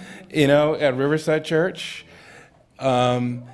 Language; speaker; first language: English; native; English